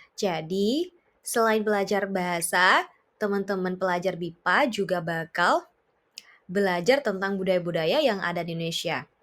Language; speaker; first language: Indonesian; native; Indonesian